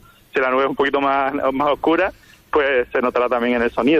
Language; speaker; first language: Spanish; non-native, local second language; Catalan